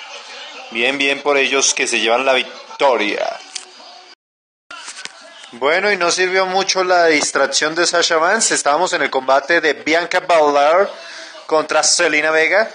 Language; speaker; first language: Spanish; native; Spanish